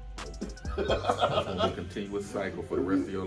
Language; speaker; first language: English; native; English